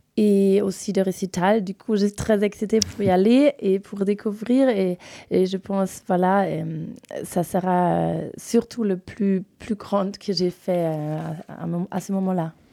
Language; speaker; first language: French; non-native, fluent; German